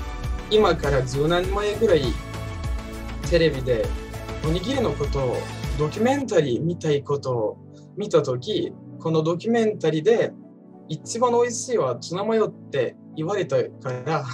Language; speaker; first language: Japanese; non-native, learner; Turkish